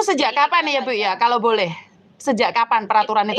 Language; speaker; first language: Indonesian; native; Indonesian